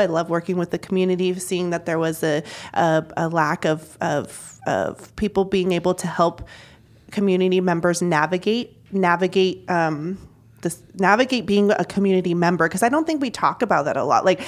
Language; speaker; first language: English; native; English